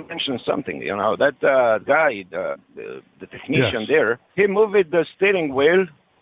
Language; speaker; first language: English; non-native, learner; French